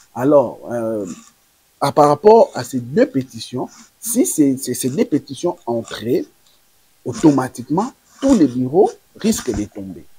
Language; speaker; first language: French; non-native, local second language; Lingala